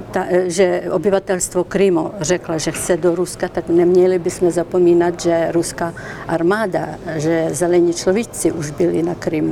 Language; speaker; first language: Czech; non-native, fluent; Ukrainian